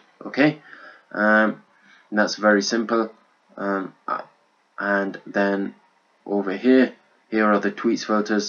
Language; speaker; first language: English; native; English